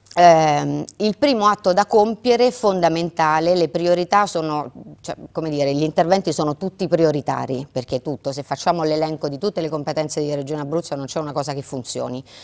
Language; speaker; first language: Italian; native; Italian